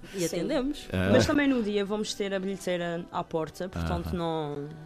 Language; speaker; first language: Portuguese; native; Portuguese